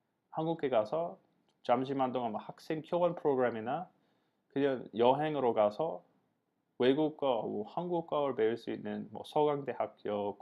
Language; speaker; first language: Korean; non-native, learner; English